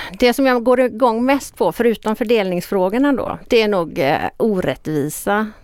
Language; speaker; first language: Swedish; native; Swedish